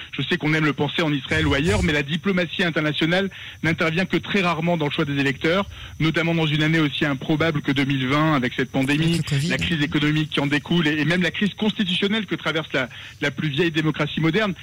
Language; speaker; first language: French; native; French